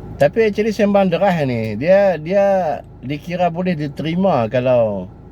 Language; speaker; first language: Malay; native; Malay